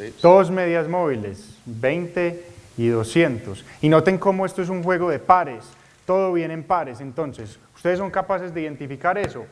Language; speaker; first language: Spanish; native; Spanish